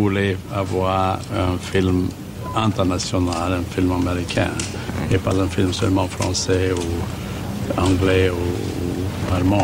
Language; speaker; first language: French; non-native, fluent; German